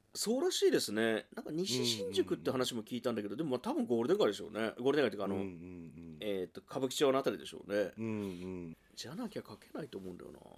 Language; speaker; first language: Japanese; native; Japanese